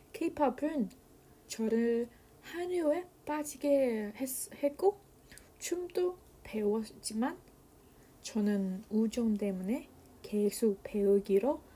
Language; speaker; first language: Korean; non-native, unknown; Chinese